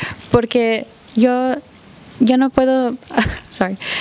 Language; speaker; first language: Spanish; early bilingual, heritage; Spanish